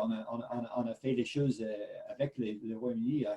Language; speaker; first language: French; non-native, fluent; English